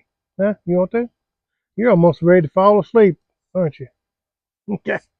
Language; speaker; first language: English; native; English